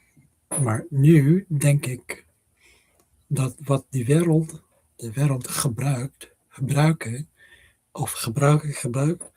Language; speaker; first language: Dutch; non-native, learner; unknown